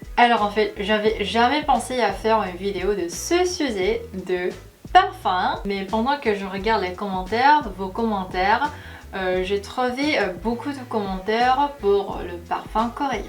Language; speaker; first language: French; non-native, fluent; Korean